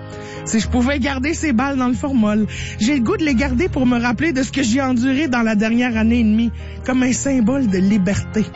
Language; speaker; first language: French; native; French